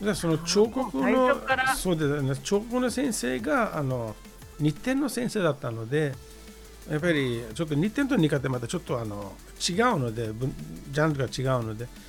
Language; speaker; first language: Japanese; non-native, fluent; Persian